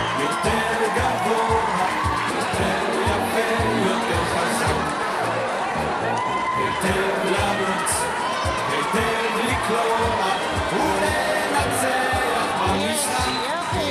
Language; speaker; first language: Hebrew; native; Hebrew